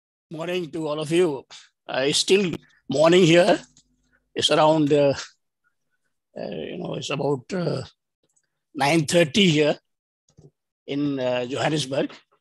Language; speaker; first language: English; non-native, local second language; Bangla